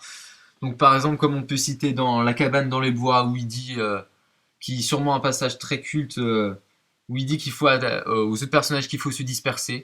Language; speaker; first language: French; native; French